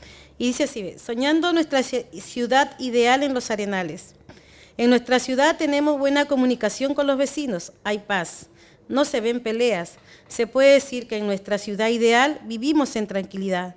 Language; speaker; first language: Spanish; native; Spanish